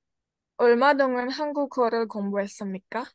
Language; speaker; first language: Korean; non-native, learner; Indonesian